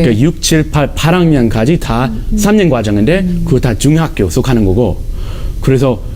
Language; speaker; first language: Korean; non-native, fluent; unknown